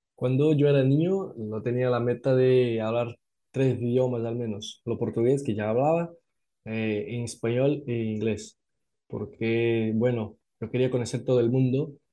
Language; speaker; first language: Spanish; non-native, fluent; Portuguese